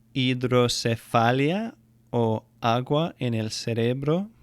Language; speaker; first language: Spanish; non-native, fluent; English